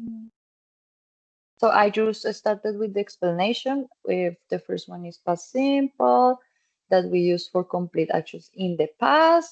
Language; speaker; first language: English; non-native, fluent; Spanish